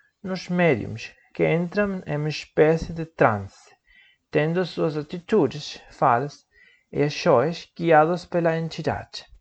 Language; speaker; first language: Portuguese; non-native, learner; Spanish